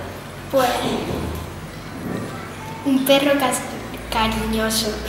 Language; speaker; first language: Spanish; native; Spanish